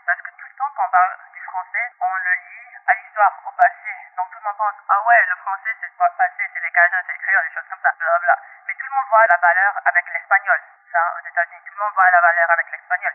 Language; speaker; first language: French; non-native, local second language; English